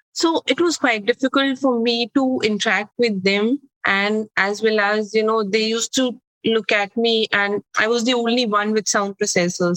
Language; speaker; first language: English; non-native, local second language; Hindi